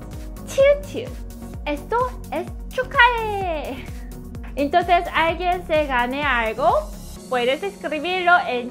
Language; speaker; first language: Spanish; non-native, learner; Korean